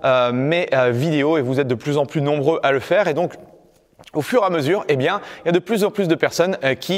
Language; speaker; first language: French; native; French